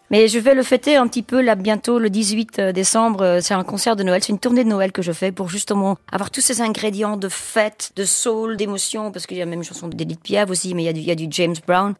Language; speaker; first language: French; non-native, local second language; Dutch